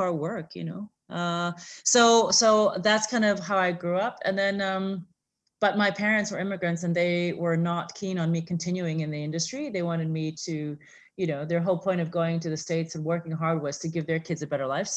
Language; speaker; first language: English; native; English